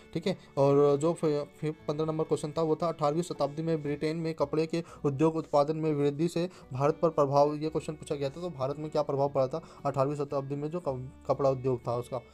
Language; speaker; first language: Hindi; native; Hindi